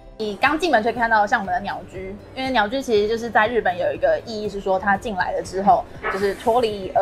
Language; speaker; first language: Chinese; native; Chinese